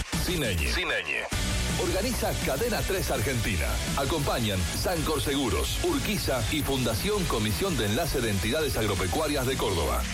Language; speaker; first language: Spanish; native; Spanish